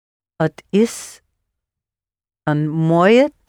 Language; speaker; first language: Dutch; non-native, learner; English